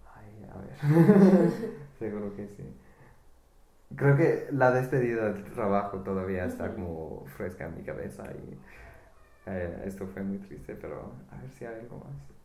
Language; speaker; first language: Spanish; non-native, fluent; English